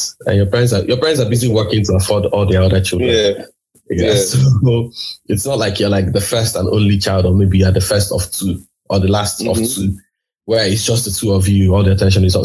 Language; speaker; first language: English; non-native, local second language; Igbo